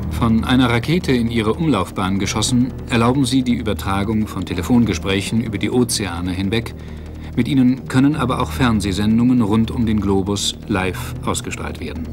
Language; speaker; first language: German; native; German